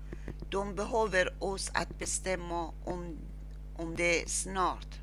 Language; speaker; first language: Swedish; non-native, learner; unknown